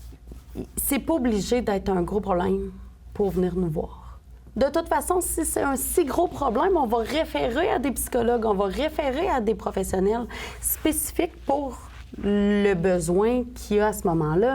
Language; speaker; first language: French; native; French